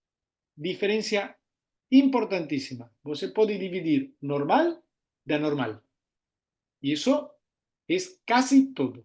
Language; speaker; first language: Portuguese; non-native, learner; Spanish